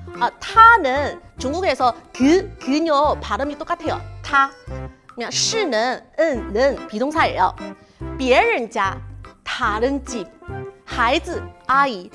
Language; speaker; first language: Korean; non-native, learner; Chinese